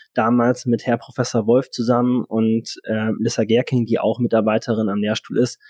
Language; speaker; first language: German; native; German